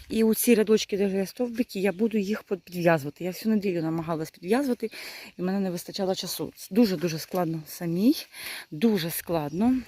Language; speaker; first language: Ukrainian; non-native, local second language; Russian